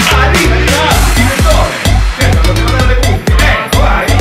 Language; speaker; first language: Italian; native; Italian